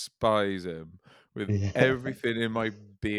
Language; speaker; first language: English; native; English